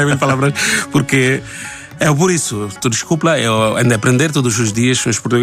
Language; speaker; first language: Portuguese; non-native, learner; Bangla